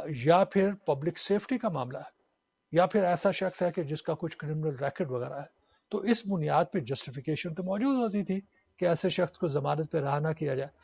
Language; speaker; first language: Urdu; native; Urdu